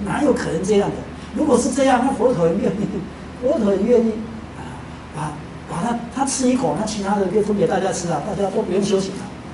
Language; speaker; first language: Chinese; native; Chinese